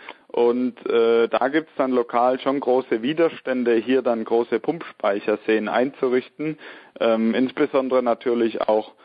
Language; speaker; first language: German; native; German